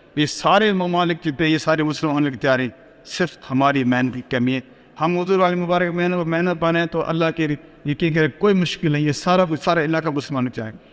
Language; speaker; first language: Urdu; non-native, local second language; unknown